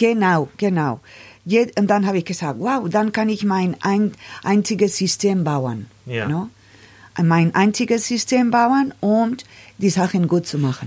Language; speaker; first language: German; non-native, learner; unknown